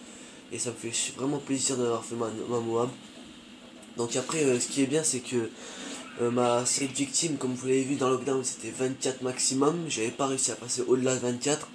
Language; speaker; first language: French; native; French